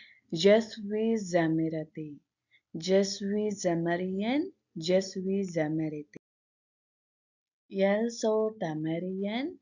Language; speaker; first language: French; non-native, learner; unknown